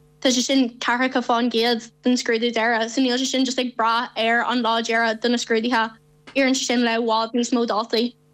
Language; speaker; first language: Irish; non-native, local second language; English